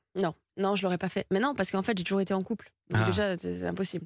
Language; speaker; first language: French; native; French